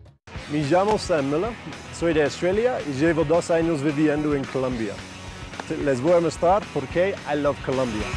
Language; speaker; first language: Spanish; non-native, fluent; English